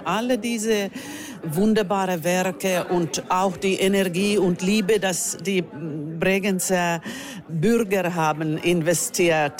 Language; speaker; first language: German; non-native, fluent; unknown